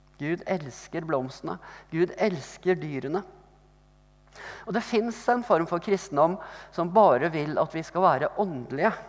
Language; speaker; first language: Norwegian; native; Norwegian